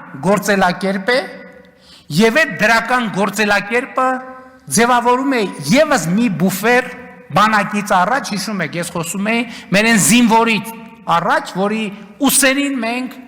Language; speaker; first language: Armenian; native; Armenian